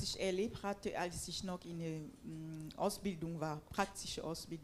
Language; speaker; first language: German; non-native, fluent; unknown